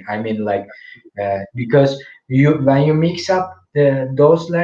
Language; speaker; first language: English; non-native, fluent; Turkish